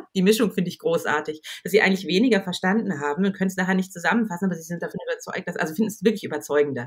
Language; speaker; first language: German; native; German